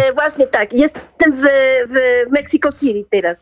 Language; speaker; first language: Polish; non-native, learner; Spanish